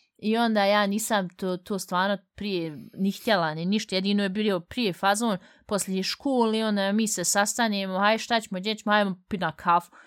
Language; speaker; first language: Bosnian; early bilingual, heritage; Bosnian